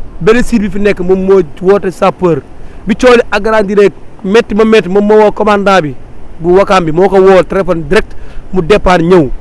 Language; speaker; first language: Wolof; native; Wolof